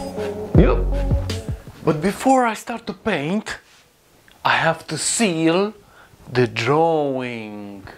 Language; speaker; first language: English; non-native, learner; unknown